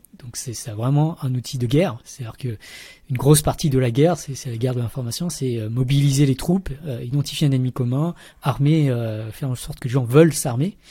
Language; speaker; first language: French; early bilingual, other home language; Vietnamese